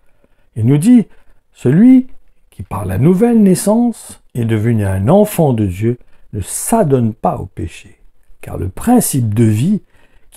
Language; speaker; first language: French; native; French